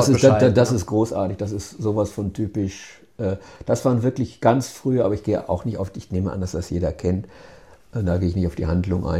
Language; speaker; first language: German; native; German